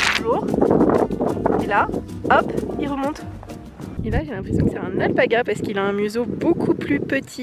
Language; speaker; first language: French; native; French